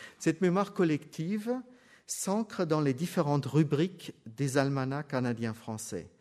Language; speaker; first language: French; non-native, fluent; German